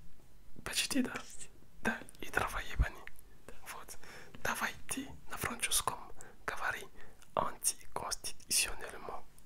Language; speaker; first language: Russian; non-native, learner; French